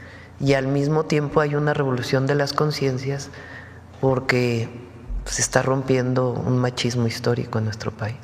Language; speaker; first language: Spanish; native; Spanish